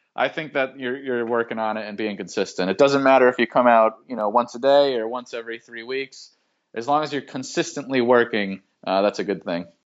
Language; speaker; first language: English; native; English